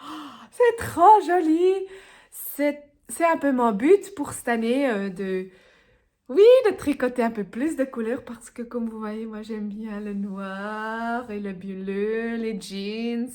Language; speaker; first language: French; non-native, local second language; Swiss German